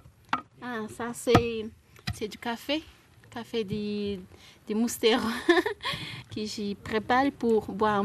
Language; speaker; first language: French; non-native, learner; Kabuverdianu